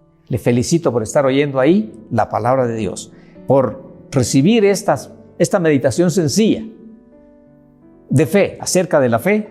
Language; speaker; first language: Spanish; native; Spanish